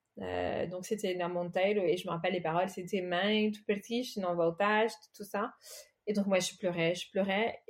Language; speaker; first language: French; early bilingual, other home language; Portuguese